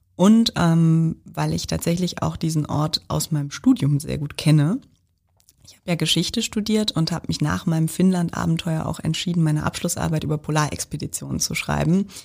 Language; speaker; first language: German; native; German